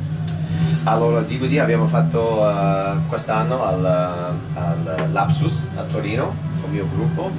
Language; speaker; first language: Italian; non-native, learner; English